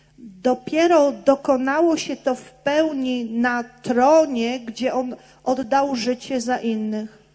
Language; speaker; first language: Polish; native; Polish